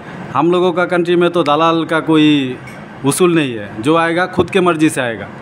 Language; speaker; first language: Hindi; non-native, learner; Bangla